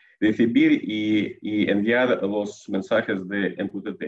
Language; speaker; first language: Spanish; non-native, learner; Russian